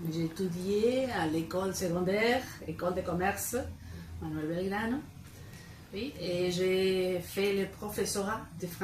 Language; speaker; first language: French; non-native, fluent; Spanish